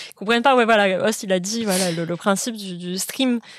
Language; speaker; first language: French; native; French